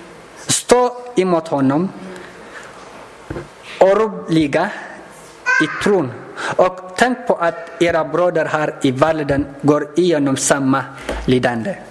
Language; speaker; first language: Swedish; non-native, learner; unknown